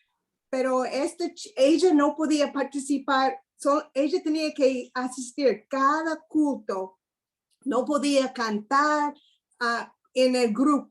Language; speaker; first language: Spanish; non-native, fluent; English